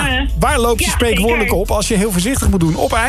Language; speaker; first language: Dutch; native; Dutch